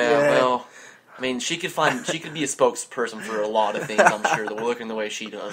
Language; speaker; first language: English; native; English